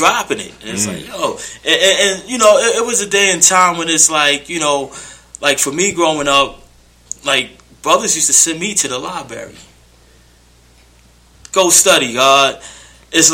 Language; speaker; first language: English; native; English